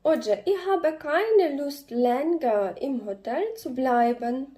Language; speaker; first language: German; non-native, fluent; Ukrainian